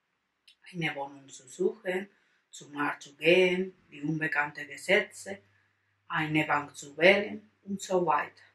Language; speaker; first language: German; non-native, learner; Spanish